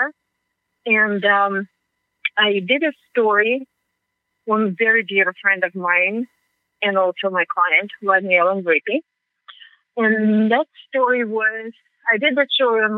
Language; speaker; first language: English; non-native, fluent; Russian